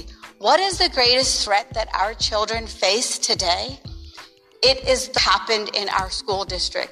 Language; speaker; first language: English; early bilingual, other home language; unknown